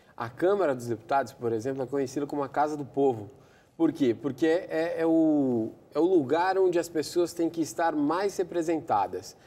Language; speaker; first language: Portuguese; native; Portuguese